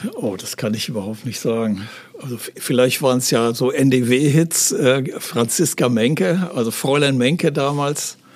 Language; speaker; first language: German; native; German